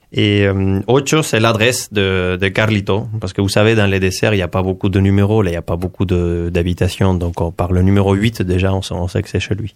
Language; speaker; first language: French; non-native, fluent; Spanish